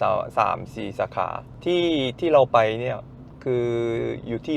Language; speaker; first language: Thai; non-native, fluent; Korean